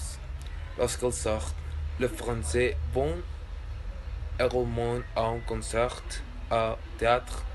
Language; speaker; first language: French; non-native, learner; Spanish